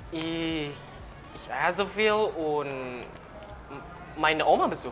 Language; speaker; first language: German; non-native, learner; Indonesian